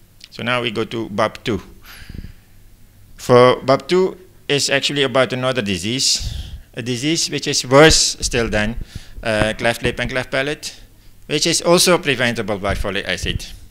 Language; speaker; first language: English; non-native, fluent; Dutch